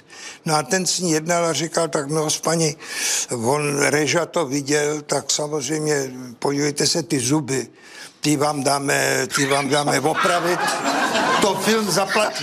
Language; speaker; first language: Czech; native; Czech